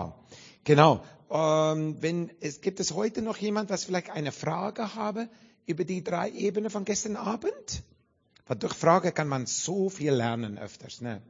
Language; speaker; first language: German; non-native, learner; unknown